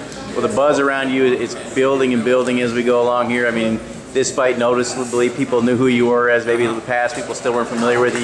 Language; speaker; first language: English; native; English